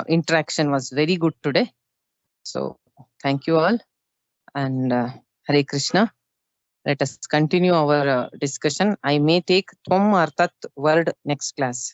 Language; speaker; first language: English; non-native, local second language; Kannada